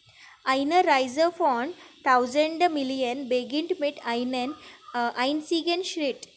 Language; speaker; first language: German; non-native, learner; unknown